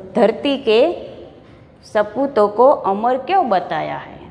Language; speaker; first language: Hindi; non-native, local second language; Gujarati